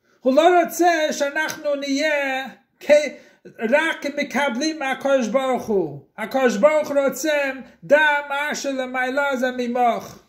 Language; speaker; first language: Hebrew; non-native, fluent; English